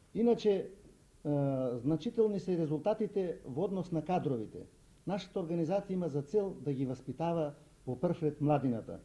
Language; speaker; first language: Macedonian; native; Macedonian